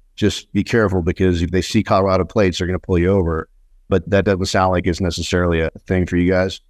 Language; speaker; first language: English; native; English